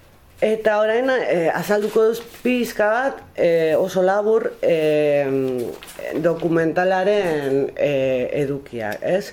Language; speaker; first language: Basque; non-native, local second language; Spanish